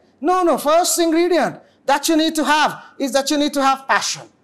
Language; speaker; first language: English; non-native, local second language; Sinhala